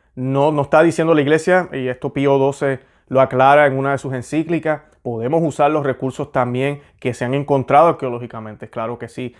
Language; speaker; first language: Spanish; native; Spanish